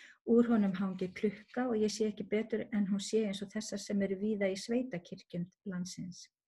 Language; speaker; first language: Icelandic; native; Icelandic